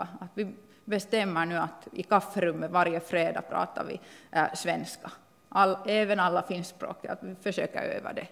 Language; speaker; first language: Swedish; non-native, local second language; Finnish